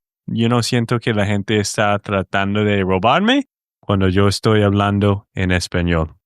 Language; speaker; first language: Spanish; non-native, fluent; English